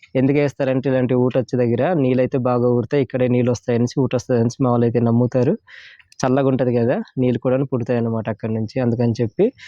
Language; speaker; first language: Telugu; native; Telugu